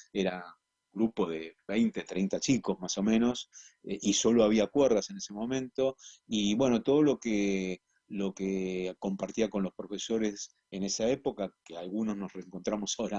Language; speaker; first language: Spanish; native; Spanish